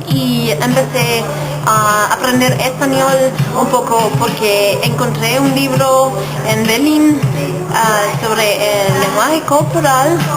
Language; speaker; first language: Spanish; non-native, fluent; German